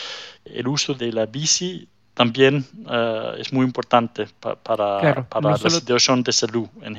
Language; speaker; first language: Spanish; non-native, fluent; Danish